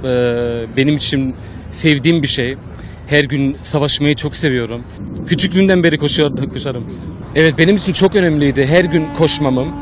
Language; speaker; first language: Turkish; early bilingual, heritage; Turkish